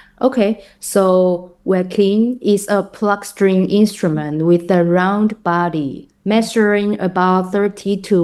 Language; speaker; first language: English; non-native, fluent; Chinese